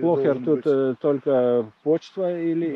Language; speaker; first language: Russian; non-native, fluent; Lithuanian